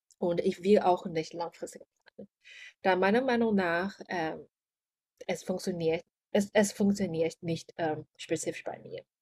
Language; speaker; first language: German; non-native, learner; Chinese